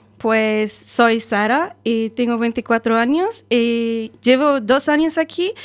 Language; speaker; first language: Spanish; non-native, learner; Arabic